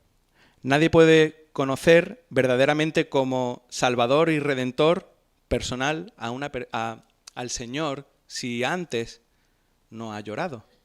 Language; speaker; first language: Spanish; native; Spanish